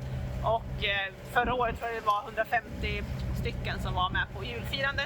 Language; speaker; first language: Swedish; native; Swedish